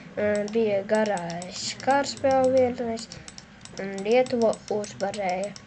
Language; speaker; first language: Latvian; non-native, local second language; Russian